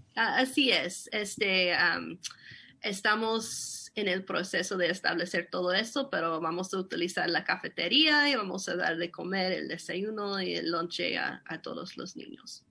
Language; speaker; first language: Spanish; non-native, fluent; English